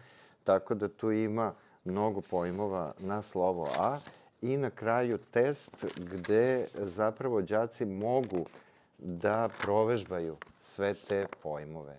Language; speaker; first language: Serbian; native; Serbian